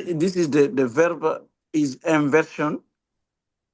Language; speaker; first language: English; non-native, learner; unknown